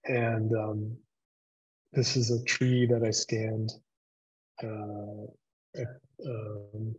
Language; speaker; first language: English; native; English